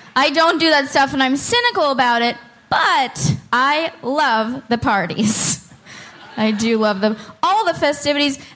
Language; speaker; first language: English; native; English